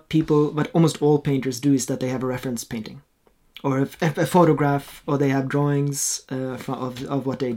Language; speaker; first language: English; non-native, fluent; Norwegian